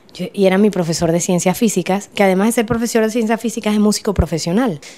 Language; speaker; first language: Spanish; native; Spanish